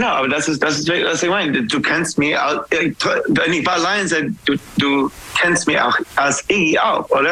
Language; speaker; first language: German; non-native, fluent; English